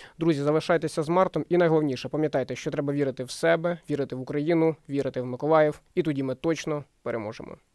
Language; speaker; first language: Ukrainian; native; Ukrainian